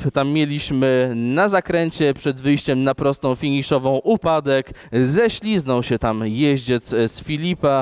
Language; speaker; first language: Polish; native; Polish